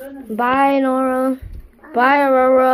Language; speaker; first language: English; early bilingual, other home language; Hmong